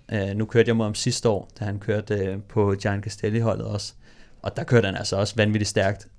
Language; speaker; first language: Danish; native; Danish